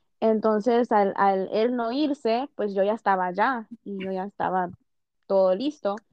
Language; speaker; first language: Spanish; early bilingual, heritage; Spanish